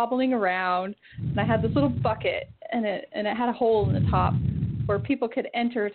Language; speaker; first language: English; native; English